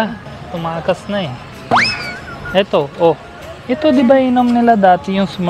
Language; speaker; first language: Filipino; non-native, learner; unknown